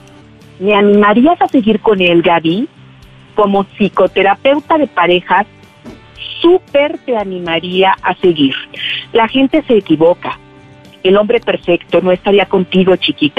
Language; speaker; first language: Spanish; native; Spanish